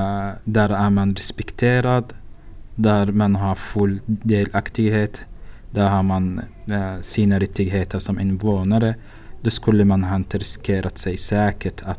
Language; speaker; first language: Swedish; non-native, fluent; Arabic